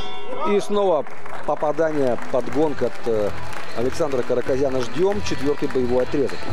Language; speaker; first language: Russian; native; Russian